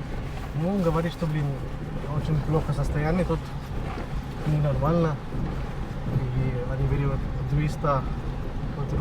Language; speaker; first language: Russian; non-native, learner; Hindi